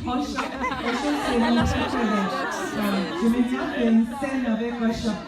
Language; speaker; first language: French; non-native, fluent; Korean